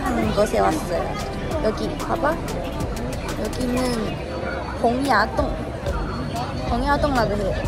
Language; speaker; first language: Korean; non-native, learner; Chinese